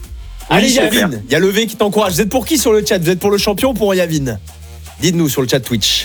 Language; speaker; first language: French; native; French